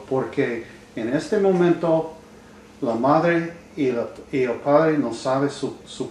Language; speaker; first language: Spanish; non-native, learner; English